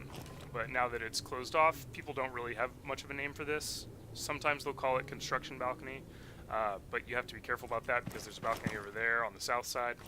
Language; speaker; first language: English; native; English